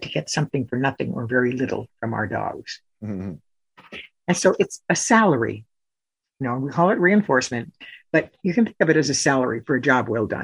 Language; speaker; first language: English; native; English